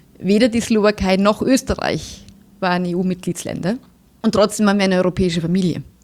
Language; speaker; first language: German; native; German